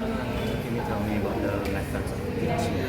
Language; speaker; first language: English; non-native, learner; Indonesian